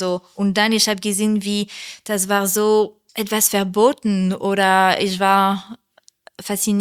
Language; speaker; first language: German; non-native, learner; French